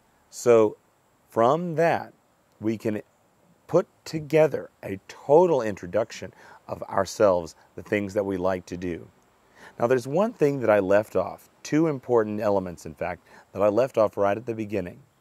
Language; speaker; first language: English; native; English